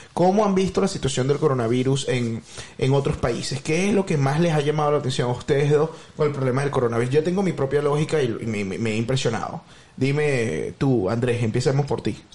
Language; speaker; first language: Spanish; native; Spanish